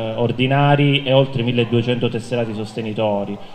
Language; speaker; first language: Italian; native; Italian